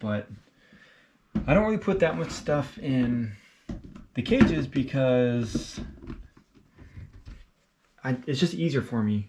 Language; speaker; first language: English; native; English